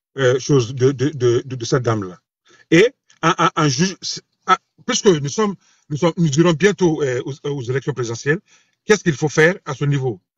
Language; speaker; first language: French; non-native, local second language; Bambara